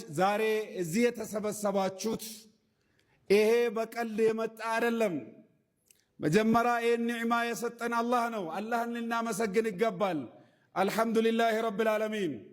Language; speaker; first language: Amharic; non-native, local second language; Oromo